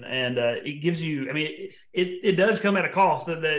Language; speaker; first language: English; native; English